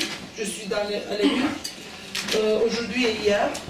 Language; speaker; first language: French; non-native, fluent; Turkish